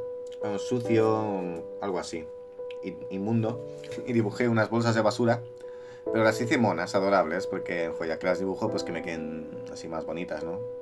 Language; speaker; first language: Spanish; native; Spanish